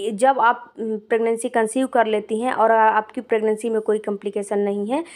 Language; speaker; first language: Hindi; native; Hindi